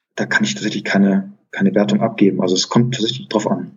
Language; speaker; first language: German; early bilingual, other home language; Greek